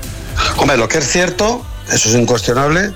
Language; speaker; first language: Spanish; native; Spanish